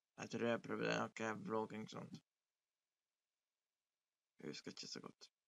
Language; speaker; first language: Norwegian; early bilingual, other home language; Polish